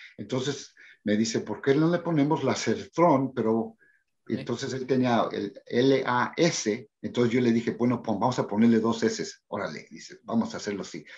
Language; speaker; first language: Spanish; early bilingual, heritage; Spanish